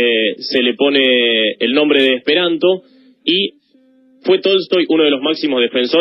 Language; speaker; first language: Spanish; native; Spanish